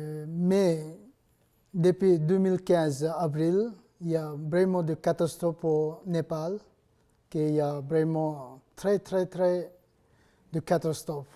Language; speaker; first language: French; non-native, learner; Nepali